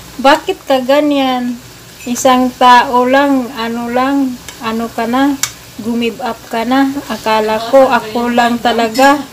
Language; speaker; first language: Filipino; non-native, local second language; Cebuano